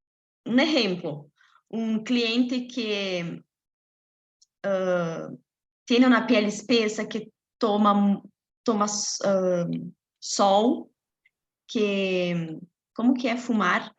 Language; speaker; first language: Spanish; non-native, fluent; Portuguese